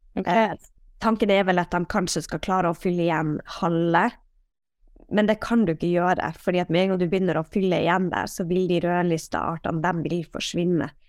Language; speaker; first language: Norwegian; native; Norwegian